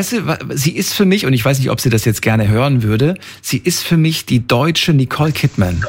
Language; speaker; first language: German; native; German